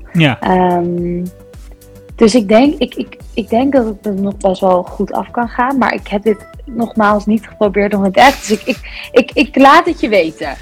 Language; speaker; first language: Dutch; early bilingual, other home language; English